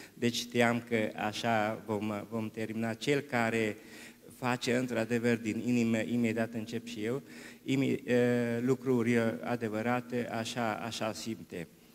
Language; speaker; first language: Romanian; non-native, local second language; Hungarian